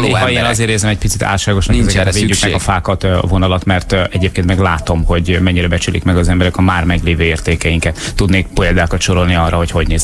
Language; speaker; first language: Hungarian; native; Hungarian